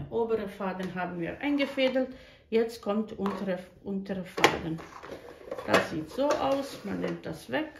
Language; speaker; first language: German; non-native, fluent; Bosnian